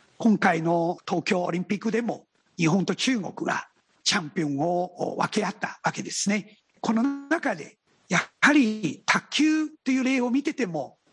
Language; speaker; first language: Japanese; non-native, fluent; Chinese